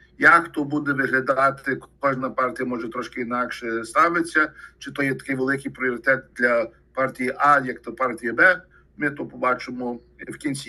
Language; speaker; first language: Ukrainian; early bilingual, heritage; Ukrainian